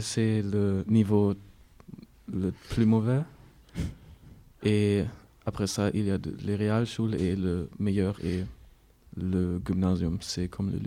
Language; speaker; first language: French; non-native, learner; German